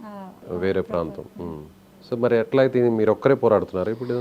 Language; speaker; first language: Telugu; native; Telugu